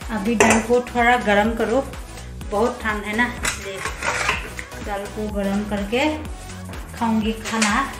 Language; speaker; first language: Hindi; non-native, local second language; Assamese